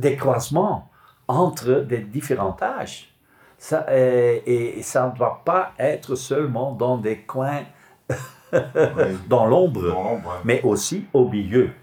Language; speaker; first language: French; non-native, local second language; Dutch